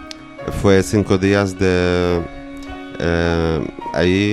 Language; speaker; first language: Spanish; non-native, learner; Arabic